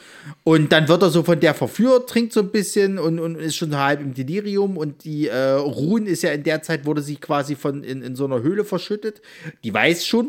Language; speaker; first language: German; native; German